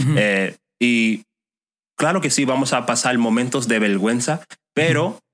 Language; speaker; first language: Spanish; non-native, fluent; English